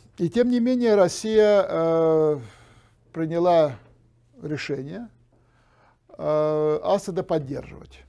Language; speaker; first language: Russian; native; Russian